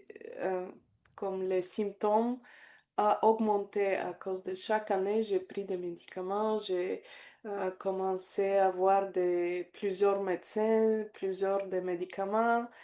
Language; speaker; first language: French; non-native, learner; Bulgarian